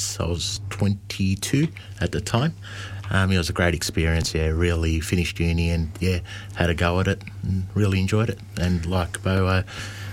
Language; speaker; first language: English; native; English